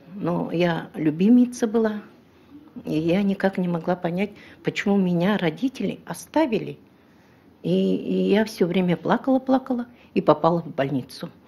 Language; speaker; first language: Russian; non-native, local second language; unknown